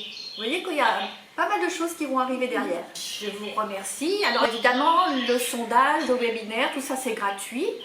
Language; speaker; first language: French; native; French